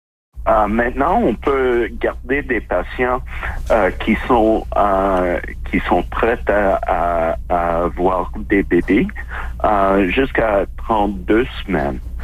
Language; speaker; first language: French; non-native, fluent; English